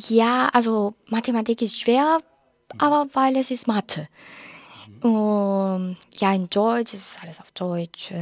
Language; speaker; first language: German; non-native, learner; Spanish